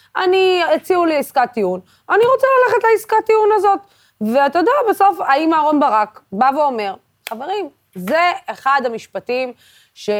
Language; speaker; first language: Hebrew; non-native, local second language; Arabic